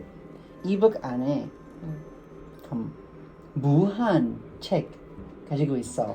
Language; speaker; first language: Korean; non-native, learner; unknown